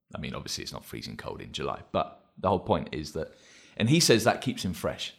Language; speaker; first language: English; native; English